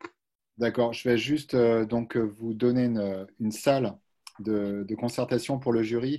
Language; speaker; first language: French; native; French